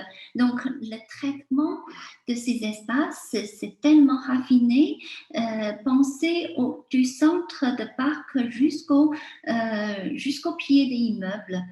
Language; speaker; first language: French; non-native, fluent; Chinese